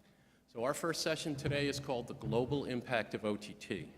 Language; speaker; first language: English; native; English